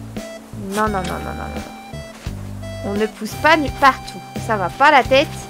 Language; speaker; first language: French; native; French